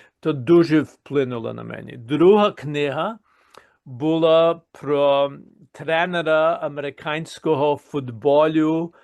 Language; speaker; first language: Ukrainian; early bilingual, heritage; Ukrainian